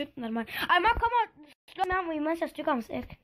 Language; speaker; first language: Danish; early bilingual, other home language; Turkish